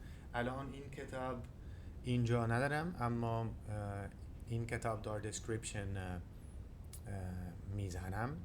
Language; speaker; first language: Persian; non-native, learner; Dutch